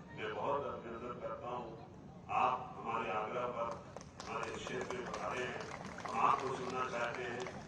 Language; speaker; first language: Hindi; native; Hindi